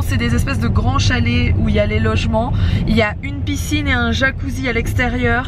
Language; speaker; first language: French; native; French